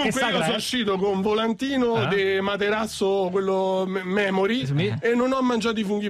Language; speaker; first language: Italian; native; Italian